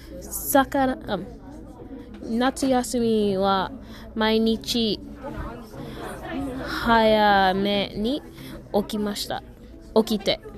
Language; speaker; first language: Japanese; non-native, learner; English